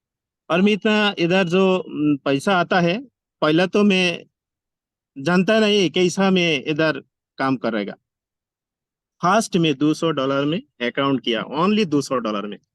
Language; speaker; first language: Hindi; non-native, learner; Bangla